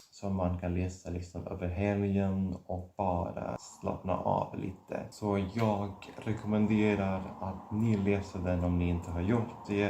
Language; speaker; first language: Swedish; non-native, fluent; Catalan